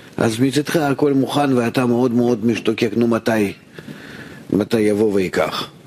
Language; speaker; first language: Hebrew; non-native, fluent; Russian